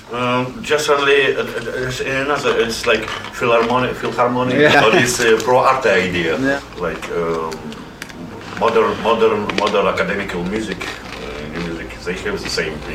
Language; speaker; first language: English; non-native, learner; Russian